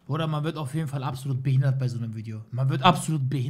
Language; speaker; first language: German; native; German